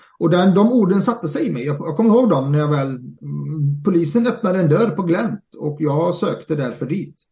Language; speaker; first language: Swedish; early bilingual, other home language; Arabic